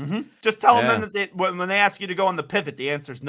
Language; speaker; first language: English; native; English